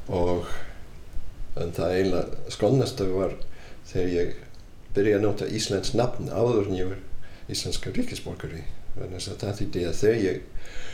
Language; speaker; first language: Icelandic; non-native, fluent; English